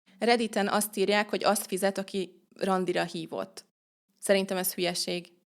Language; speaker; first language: Hungarian; native; Hungarian